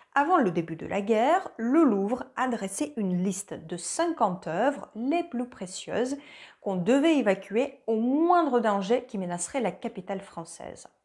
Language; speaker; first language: French; non-native, fluent; Russian